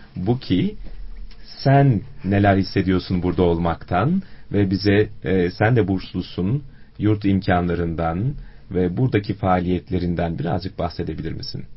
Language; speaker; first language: Turkish; native; Turkish